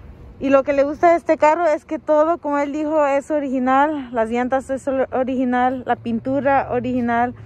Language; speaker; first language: Spanish; early bilingual, heritage; Spanish